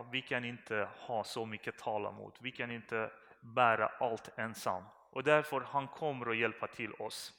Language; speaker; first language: Swedish; non-native, learner; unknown